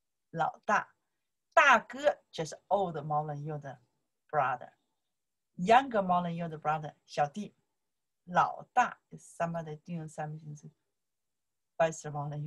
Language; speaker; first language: English; non-native, learner; Chinese